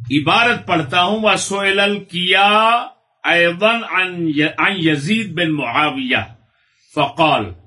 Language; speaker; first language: Urdu; non-native, local second language; Punjabi